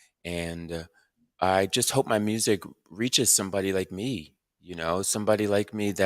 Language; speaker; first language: English; native; English